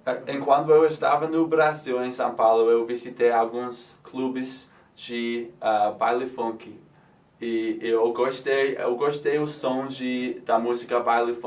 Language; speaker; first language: Portuguese; non-native, fluent; English